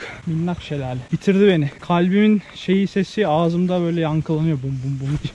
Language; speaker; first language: Turkish; native; Turkish